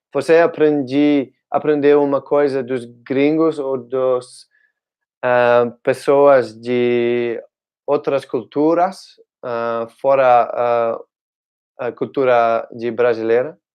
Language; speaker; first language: Portuguese; non-native, learner; Dutch